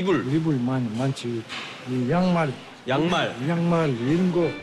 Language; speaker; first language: Korean; non-native, learner; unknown